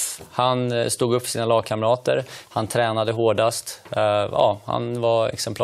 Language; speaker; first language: Swedish; native; Swedish